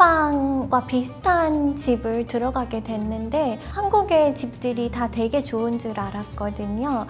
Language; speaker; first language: Korean; non-native, fluent; Persian